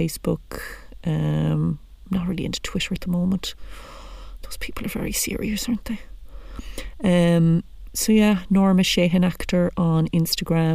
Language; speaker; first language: English; native; English